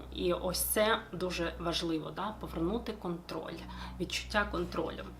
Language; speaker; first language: Ukrainian; non-native, local second language; Russian